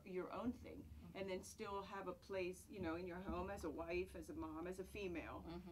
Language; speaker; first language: English; non-native, fluent; Greek